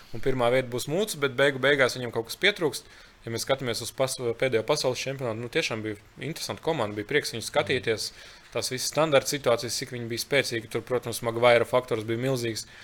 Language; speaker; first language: Latvian; early bilingual, other home language; Lithuanian